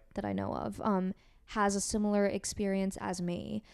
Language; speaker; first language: English; non-native, fluent; Korean